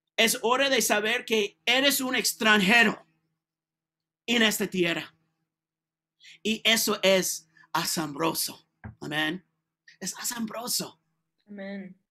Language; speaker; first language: Spanish; non-native, learner; English